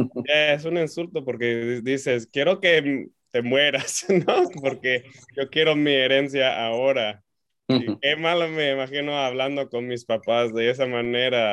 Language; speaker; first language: Spanish; non-native, fluent; English